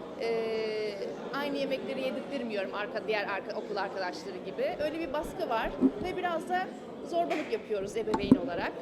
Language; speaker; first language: Turkish; early bilingual, heritage; German